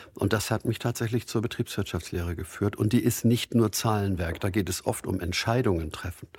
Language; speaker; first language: German; native; German